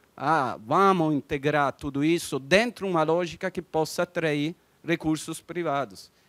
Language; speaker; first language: Portuguese; non-native, fluent; Italian